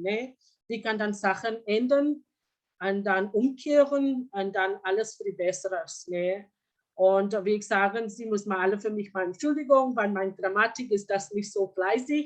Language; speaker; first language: German; non-native, learner; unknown